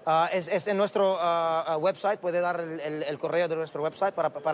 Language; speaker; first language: Spanish; non-native, learner; Arabic